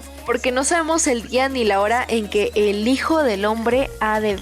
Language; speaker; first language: Spanish; native; Spanish